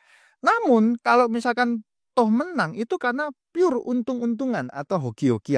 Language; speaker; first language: Indonesian; native; Indonesian